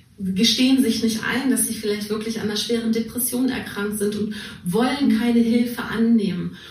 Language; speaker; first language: German; native; German